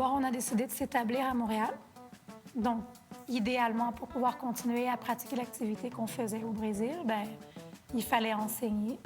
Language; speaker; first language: French; non-native, fluent; Portuguese